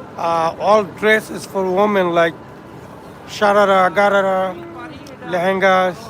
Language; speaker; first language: English; non-native, local second language; Bangla